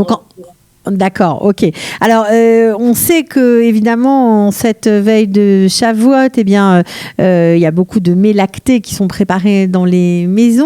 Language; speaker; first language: French; native; French